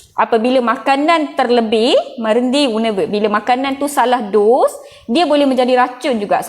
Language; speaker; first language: Malay; non-native, local second language; Tamil